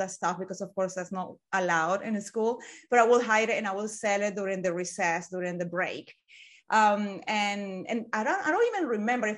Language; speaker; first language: English; non-native, fluent; Spanish